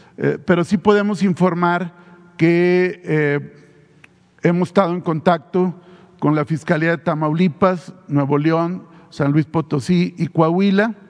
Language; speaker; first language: Spanish; native; Spanish